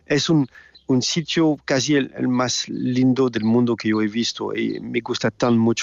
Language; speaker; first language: Spanish; non-native, learner; French